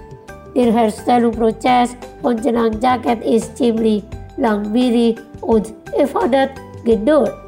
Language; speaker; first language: German; non-native, fluent; Indonesian